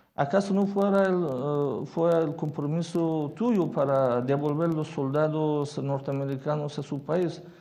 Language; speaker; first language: Spanish; non-native, fluent; Persian